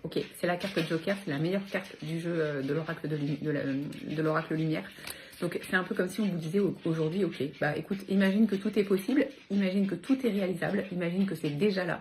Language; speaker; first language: French; native; French